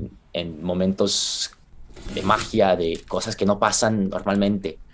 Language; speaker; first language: Spanish; early bilingual, heritage; Spanish